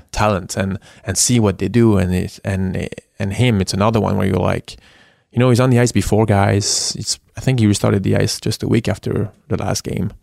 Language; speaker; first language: English; non-native, fluent; French